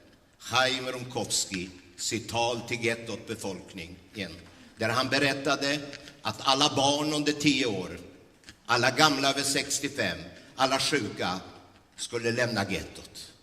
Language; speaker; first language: Swedish; early bilingual, other home language; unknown